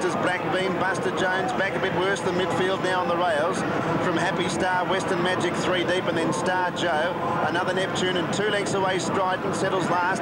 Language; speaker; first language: English; native; English